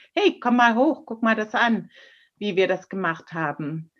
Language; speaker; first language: German; non-native, fluent; English